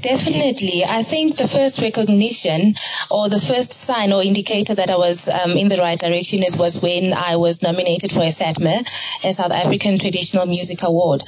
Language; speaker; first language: English; non-native, local second language; Zulu